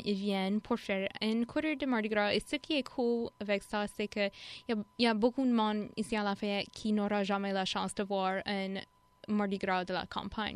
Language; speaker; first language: French; non-native, fluent; English